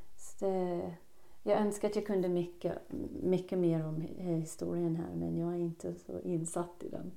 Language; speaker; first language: Swedish; non-native, fluent; English